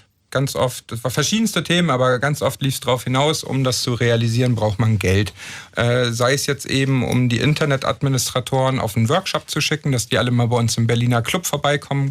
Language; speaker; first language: German; native; German